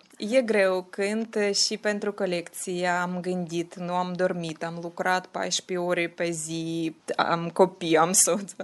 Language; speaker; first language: Romanian; non-native, learner; Ukrainian